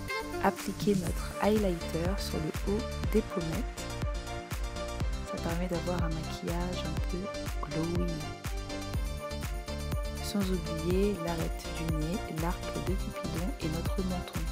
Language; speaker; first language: French; native; French